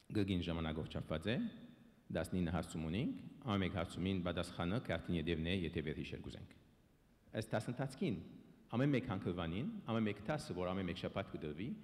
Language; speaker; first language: Armenian; early bilingual, heritage; Armenian